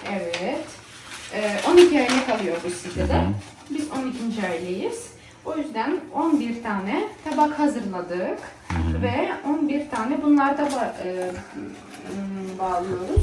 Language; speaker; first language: Turkish; non-native, fluent; Ukrainian